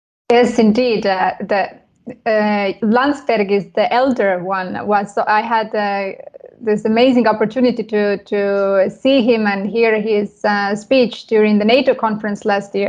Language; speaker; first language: English; non-native, fluent; Estonian